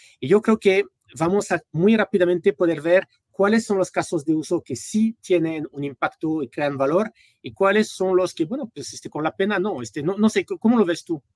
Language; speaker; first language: Spanish; non-native, fluent; French